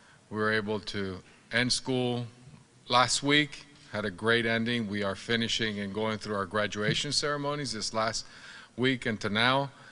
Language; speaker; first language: English; non-native, fluent; Spanish